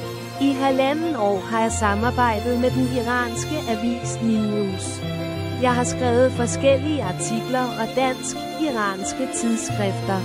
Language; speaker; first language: Danish; non-native, fluent; Persian